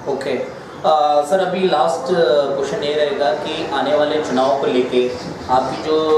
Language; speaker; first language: Hindi; non-native, local second language; Kannada